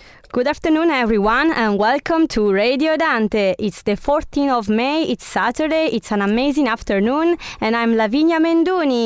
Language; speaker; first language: English; non-native, fluent; Italian